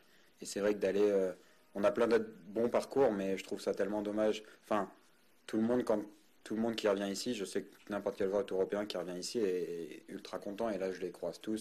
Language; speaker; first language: French; native; French